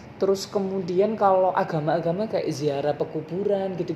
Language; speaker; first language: Indonesian; native; Indonesian